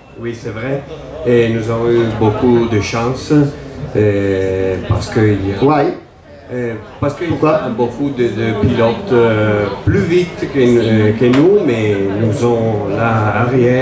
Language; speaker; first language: French; non-native, learner; Italian